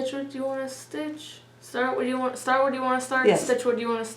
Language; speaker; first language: English; native; English